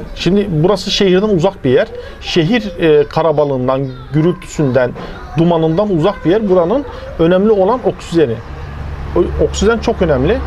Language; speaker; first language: Turkish; native; Turkish